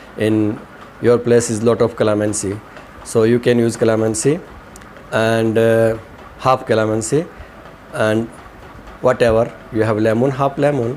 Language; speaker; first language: English; non-native, learner; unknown